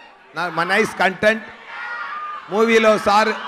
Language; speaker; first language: Telugu; non-native, learner; Tamil